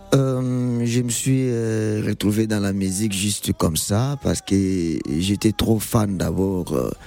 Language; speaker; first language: French; non-native, local second language; Lingala